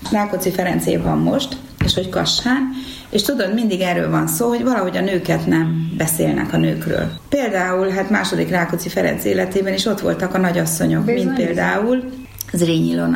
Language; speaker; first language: Hungarian; native; Hungarian